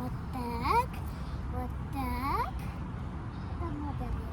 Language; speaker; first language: Russian; early bilingual, other home language; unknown